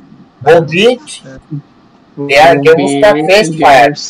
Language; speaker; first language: German; non-native, learner; Bangla